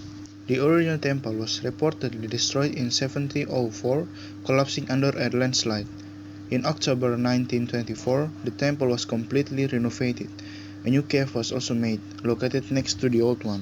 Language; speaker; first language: English; non-native, learner; Indonesian